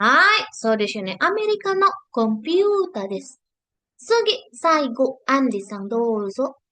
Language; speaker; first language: Japanese; non-native, fluent; Indonesian